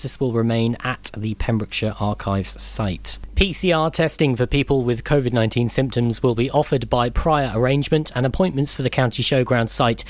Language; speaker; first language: English; native; English